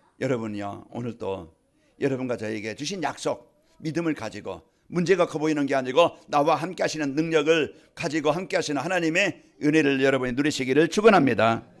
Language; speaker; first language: Korean; native; Korean